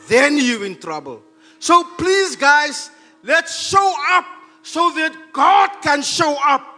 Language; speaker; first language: English; non-native, local second language; Afrikaans